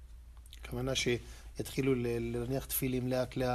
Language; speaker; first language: Hebrew; native; Hebrew